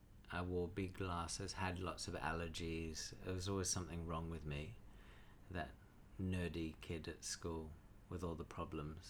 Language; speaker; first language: English; native; English